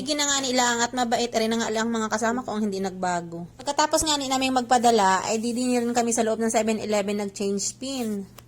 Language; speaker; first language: Filipino; native; Filipino